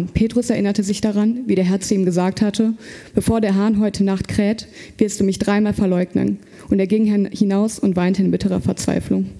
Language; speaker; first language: German; native; German